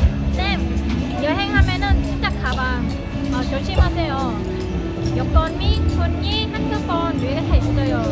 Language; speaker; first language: Korean; non-native, learner; Vietnamese